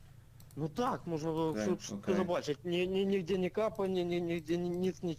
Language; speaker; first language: Polish; non-native, learner; Russian